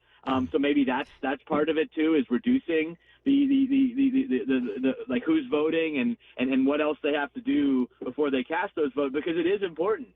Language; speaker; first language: English; native; English